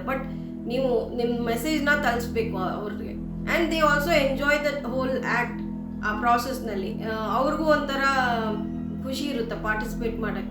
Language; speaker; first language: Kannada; non-native, local second language; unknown